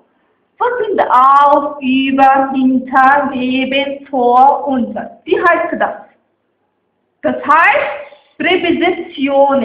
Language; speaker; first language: German; non-native, fluent; Arabic